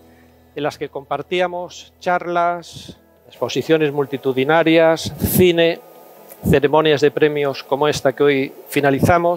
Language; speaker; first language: Spanish; native; Spanish